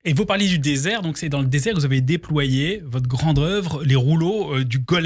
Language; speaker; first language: French; native; French